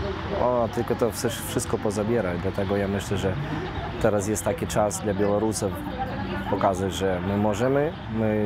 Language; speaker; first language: Polish; non-native, learner; Belarusian